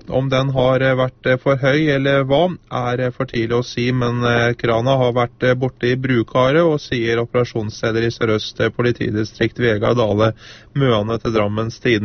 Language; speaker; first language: Norwegian; native; Norwegian